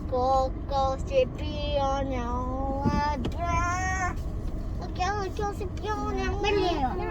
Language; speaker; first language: Korean; early bilingual, other home language; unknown